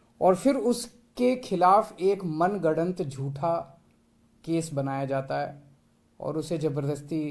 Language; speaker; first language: Hindi; native; Hindi